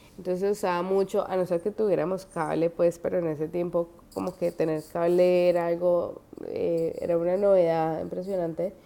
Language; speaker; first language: Spanish; native; Spanish